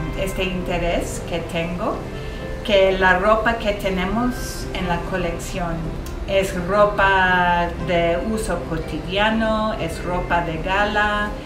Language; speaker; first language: Spanish; early bilingual, heritage; English